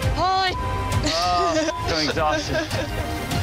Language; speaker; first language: English; native; English